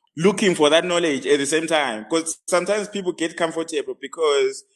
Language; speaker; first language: English; non-native, local second language; North Ndebele